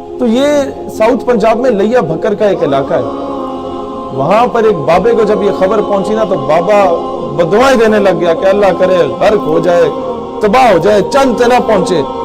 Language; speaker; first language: Urdu; non-native, local second language; Punjabi